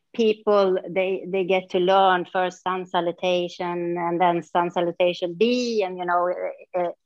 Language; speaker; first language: English; non-native, fluent; Swedish